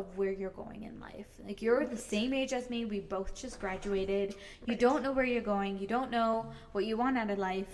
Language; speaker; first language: English; native; English